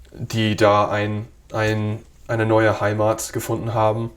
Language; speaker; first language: German; non-native, fluent; English